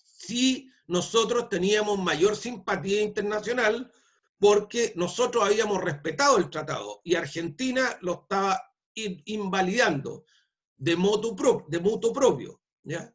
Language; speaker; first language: Spanish; native; Spanish